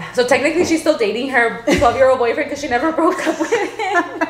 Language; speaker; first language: English; early bilingual, other home language; Spanish